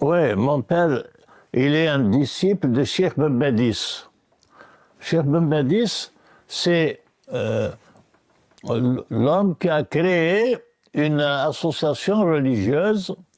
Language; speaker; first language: French; non-native, local second language; Arabic